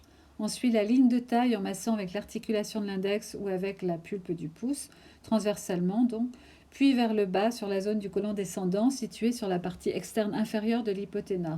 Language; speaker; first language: French; native; French